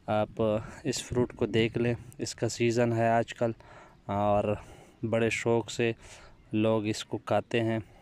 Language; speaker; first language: Urdu; non-native, local second language; Pashto